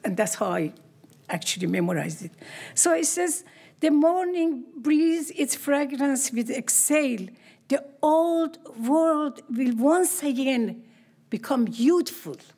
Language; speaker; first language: English; non-native, fluent; Persian